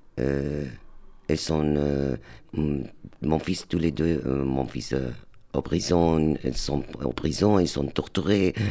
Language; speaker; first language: French; non-native, learner; Arabic